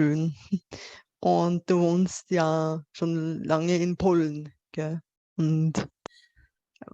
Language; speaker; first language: German; non-native, fluent; Bulgarian